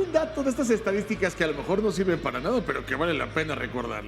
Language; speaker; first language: Spanish; native; Spanish